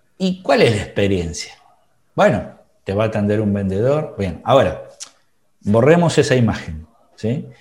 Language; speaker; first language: Spanish; native; Spanish